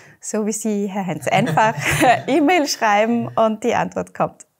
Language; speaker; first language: German; native; German